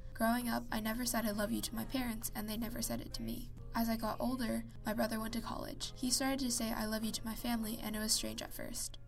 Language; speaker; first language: English; native; English